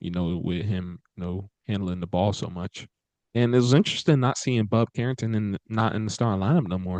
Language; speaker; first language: English; native; English